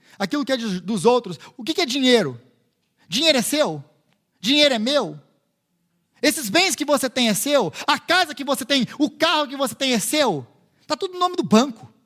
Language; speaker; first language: Portuguese; native; Portuguese